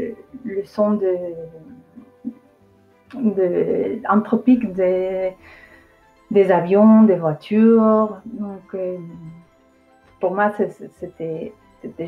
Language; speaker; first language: French; non-native, fluent; Spanish